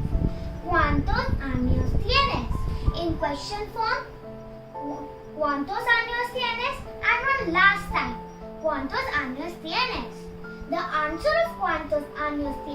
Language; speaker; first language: Spanish; non-native, learner; Hindi